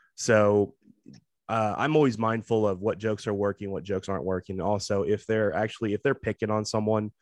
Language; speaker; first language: English; native; English